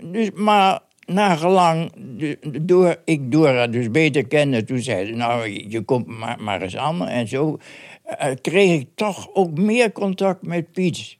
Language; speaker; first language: Dutch; native; Dutch